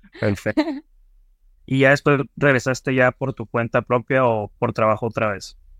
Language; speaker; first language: Spanish; native; Spanish